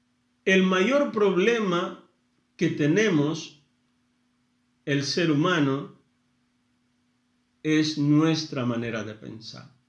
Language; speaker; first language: Spanish; non-native, fluent; Portuguese